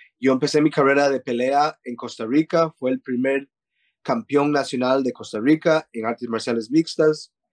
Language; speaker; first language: Spanish; early bilingual, heritage; Spanish